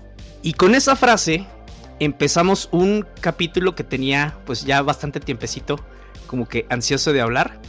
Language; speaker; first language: Spanish; native; Spanish